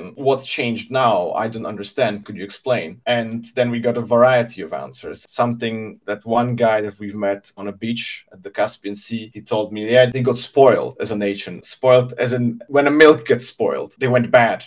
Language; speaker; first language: English; non-native, fluent; Czech